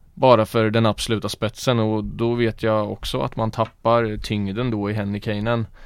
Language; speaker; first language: Swedish; native; Swedish